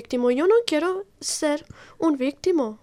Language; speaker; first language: Spanish; non-native, learner; Italian